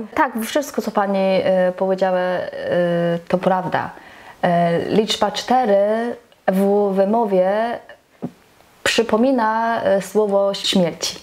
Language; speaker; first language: Polish; non-native, learner; Chinese